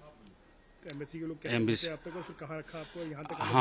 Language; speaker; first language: Hindi; native; Hindi